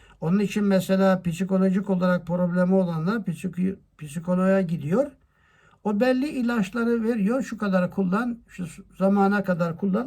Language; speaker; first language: Turkish; native; Turkish